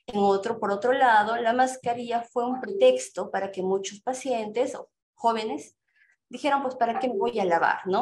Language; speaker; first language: Spanish; native; Spanish